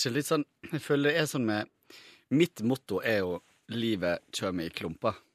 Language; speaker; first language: Norwegian; native; Norwegian